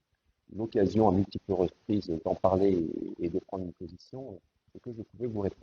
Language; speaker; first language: French; native; French